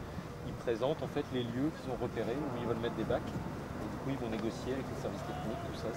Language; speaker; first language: French; native; French